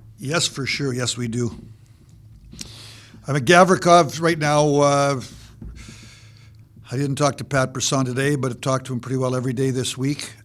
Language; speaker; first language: English; native; English